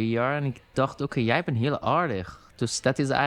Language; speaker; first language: Dutch; non-native, learner; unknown